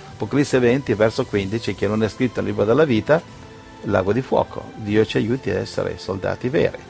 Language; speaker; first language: Italian; native; Italian